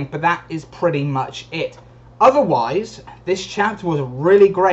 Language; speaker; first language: English; native; English